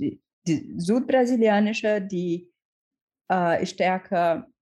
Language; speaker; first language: German; non-native, learner; Portuguese